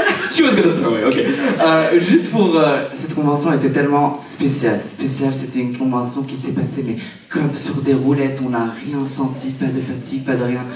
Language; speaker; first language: French; native; French